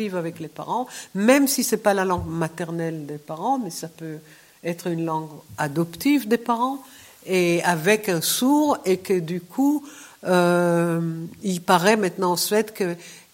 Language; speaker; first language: French; non-native, fluent; Hebrew